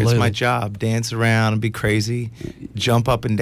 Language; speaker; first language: English; native; English